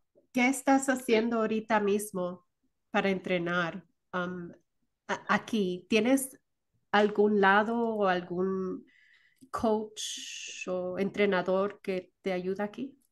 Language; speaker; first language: Spanish; early bilingual, heritage; Spanish